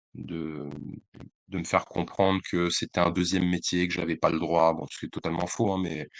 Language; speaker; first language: French; native; French